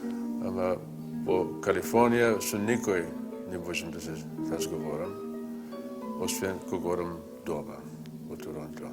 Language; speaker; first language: Macedonian; early bilingual, heritage; Macedonian